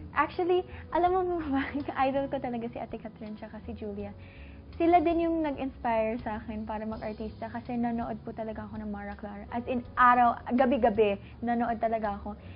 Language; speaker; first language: Filipino; early bilingual, other home language; English